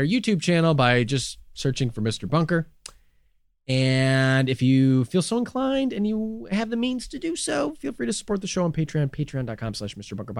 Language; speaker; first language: English; native; English